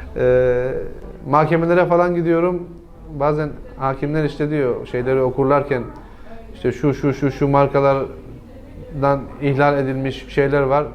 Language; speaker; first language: Turkish; native; Turkish